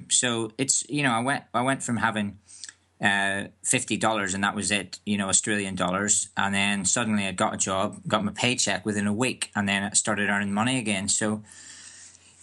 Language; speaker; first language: English; native; English